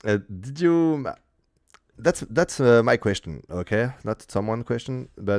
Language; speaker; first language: English; non-native, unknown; French